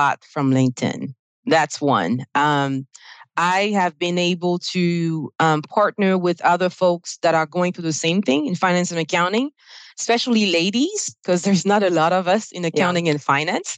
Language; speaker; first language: English; non-native, fluent; French